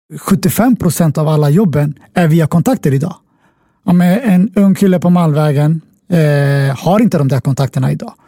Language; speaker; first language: Swedish; early bilingual, other home language; Somali